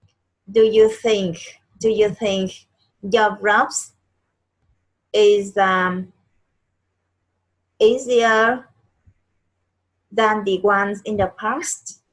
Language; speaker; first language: English; non-native, learner; Vietnamese